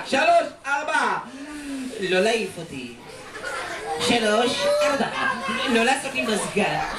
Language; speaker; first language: Hebrew; native; Hebrew